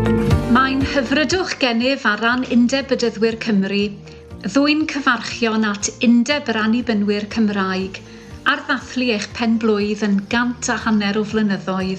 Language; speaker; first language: Welsh; native; Welsh